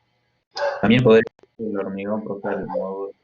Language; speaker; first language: Spanish; native; Spanish